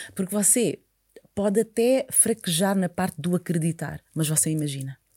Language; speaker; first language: Portuguese; native; Portuguese